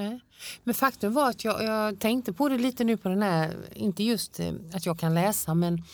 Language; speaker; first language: Swedish; native; Swedish